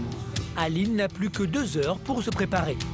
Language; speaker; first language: French; native; French